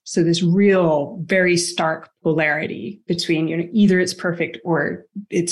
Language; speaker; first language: English; native; English